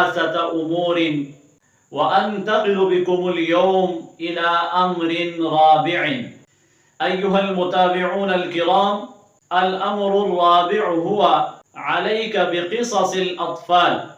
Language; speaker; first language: Arabic; non-native, fluent; Urdu